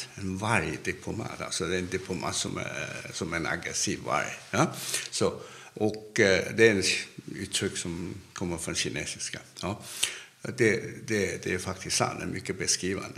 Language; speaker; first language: Swedish; non-native, fluent; Cantonese